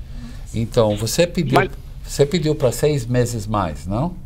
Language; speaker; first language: Portuguese; non-native, fluent; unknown